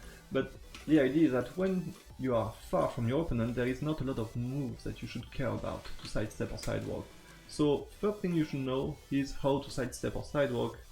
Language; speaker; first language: English; non-native, fluent; French